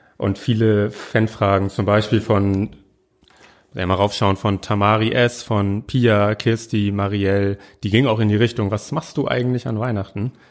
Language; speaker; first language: German; native; German